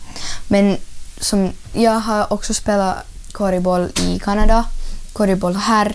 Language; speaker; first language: Swedish; early bilingual, other home language; Ukrainian